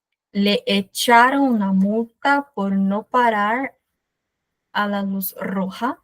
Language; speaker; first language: Spanish; non-native, fluent; Portuguese